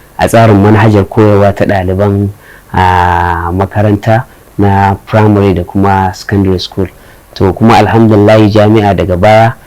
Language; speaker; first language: Hausa; native; Hausa